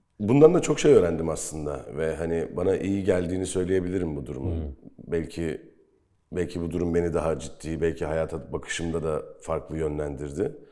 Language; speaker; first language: Turkish; native; Turkish